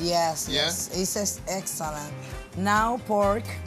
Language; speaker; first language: English; non-native, learner; Spanish